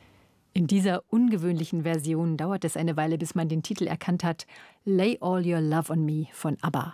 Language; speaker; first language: German; native; German